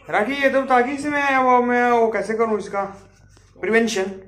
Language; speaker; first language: Hindi; native; Hindi